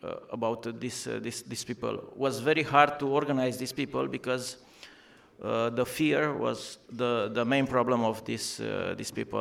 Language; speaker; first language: English; non-native, learner; Romanian